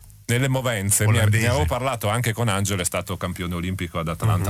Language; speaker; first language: Italian; native; Italian